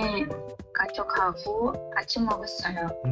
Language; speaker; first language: Korean; non-native, learner; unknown